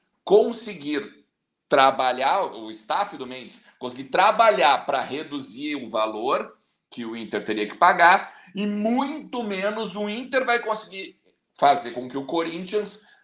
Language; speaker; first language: Portuguese; native; Portuguese